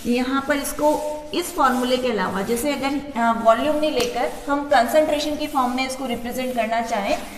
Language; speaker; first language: Hindi; native; Hindi